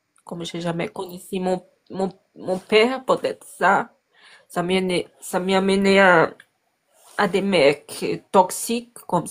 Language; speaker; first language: French; non-native, learner; Portuguese